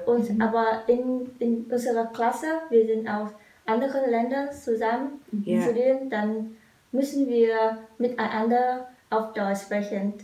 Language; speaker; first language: German; non-native, fluent; Vietnamese